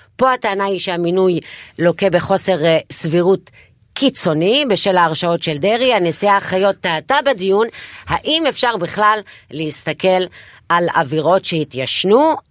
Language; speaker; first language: Hebrew; non-native, local second language; Arabic